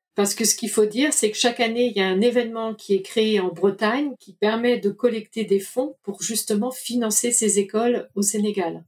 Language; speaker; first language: French; native; French